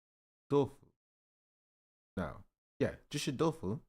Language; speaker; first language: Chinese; non-native, learner; English